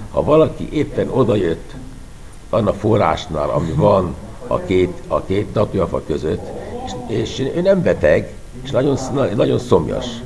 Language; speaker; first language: Hungarian; non-native, fluent; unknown